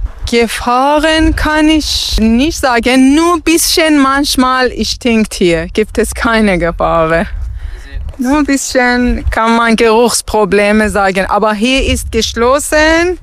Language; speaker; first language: German; non-native, learner; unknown